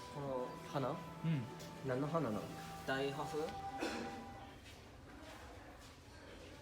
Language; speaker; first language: Japanese; non-native, learner; English